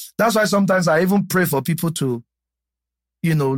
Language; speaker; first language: English; non-native, local second language; Yoruba